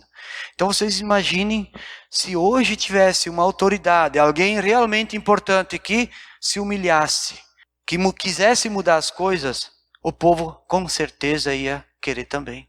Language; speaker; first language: Portuguese; native; Portuguese